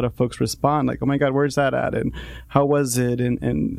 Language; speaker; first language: English; native; English